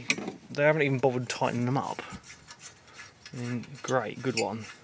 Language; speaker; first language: English; native; English